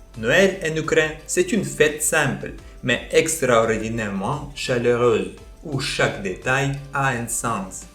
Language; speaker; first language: French; non-native, fluent; Ukrainian